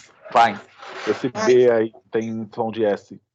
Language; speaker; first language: Portuguese; native; Portuguese